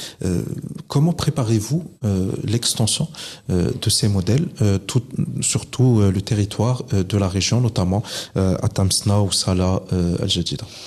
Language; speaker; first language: French; non-native, local second language; Arabic